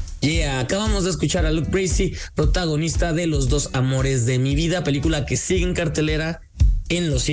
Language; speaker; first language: Spanish; native; Spanish